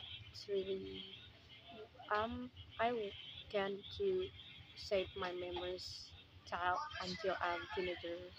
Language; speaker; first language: English; non-native, learner; Indonesian